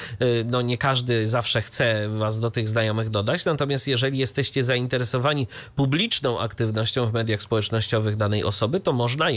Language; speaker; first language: Polish; native; Polish